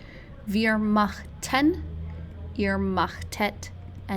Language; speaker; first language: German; non-native, fluent; English